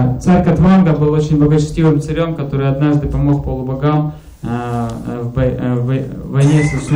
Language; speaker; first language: Russian; native; Russian